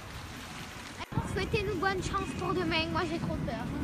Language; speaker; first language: French; native; French